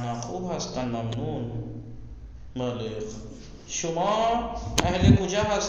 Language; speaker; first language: Persian; non-native, fluent; Urdu